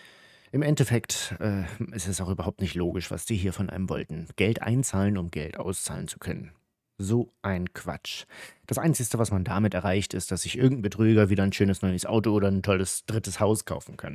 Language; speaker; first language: German; native; German